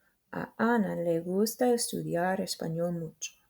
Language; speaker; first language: Spanish; non-native, fluent; English